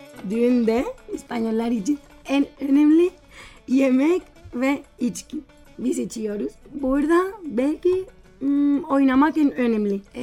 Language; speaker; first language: Turkish; non-native, learner; Spanish